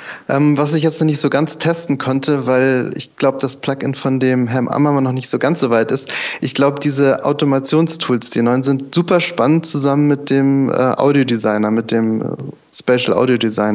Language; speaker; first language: German; native; German